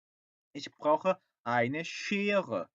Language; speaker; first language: German; non-native, fluent; Korean